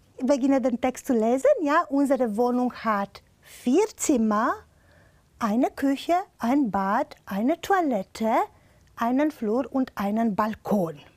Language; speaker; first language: German; non-native, fluent; Romanian